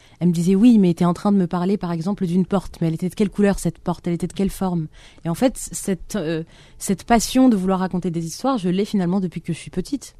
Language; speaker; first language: French; non-native, local second language; Arabic